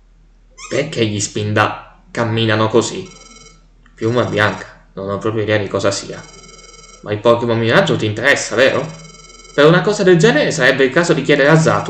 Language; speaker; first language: Italian; native; Italian